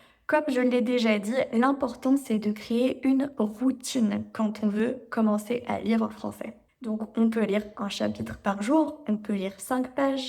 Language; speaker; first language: French; native; French